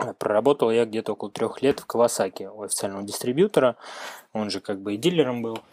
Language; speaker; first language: Russian; native; Russian